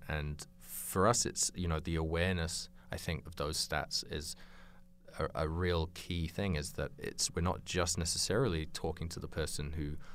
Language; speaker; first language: English; native; English